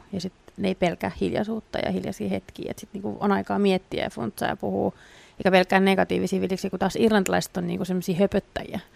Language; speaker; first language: Finnish; native; Finnish